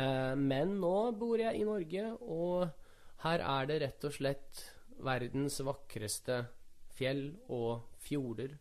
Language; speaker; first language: Norwegian; early bilingual, other home language; Russian